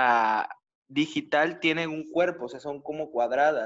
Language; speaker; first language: Spanish; native; Spanish